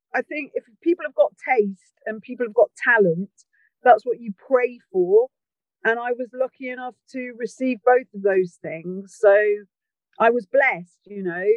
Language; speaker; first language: English; native; English